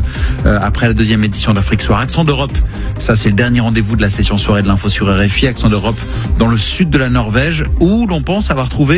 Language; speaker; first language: French; native; French